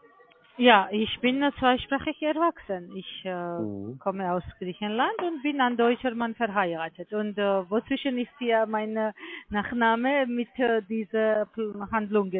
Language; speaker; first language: German; non-native, learner; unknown